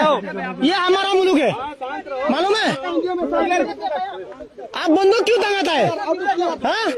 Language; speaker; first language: Hindi; non-native, learner; Bangla